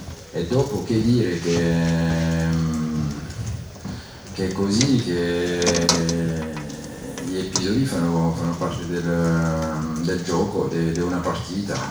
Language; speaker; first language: Italian; non-native, fluent; French